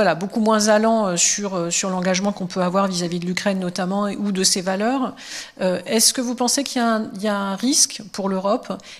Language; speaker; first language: French; native; French